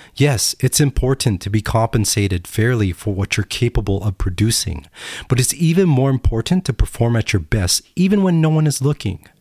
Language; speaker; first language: English; native; English